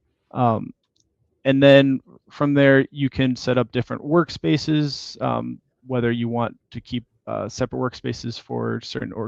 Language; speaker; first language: English; native; English